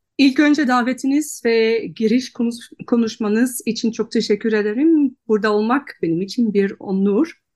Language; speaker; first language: Turkish; non-native, fluent; Dutch